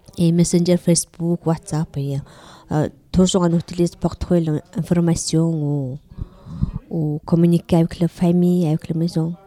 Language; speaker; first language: French; non-native, learner; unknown